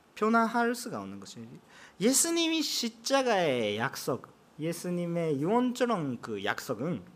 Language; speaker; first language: Korean; non-native, fluent; Japanese